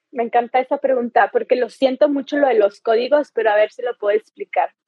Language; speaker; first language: Spanish; native; Spanish